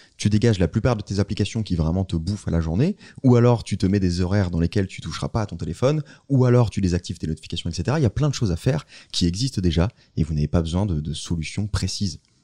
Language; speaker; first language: French; native; French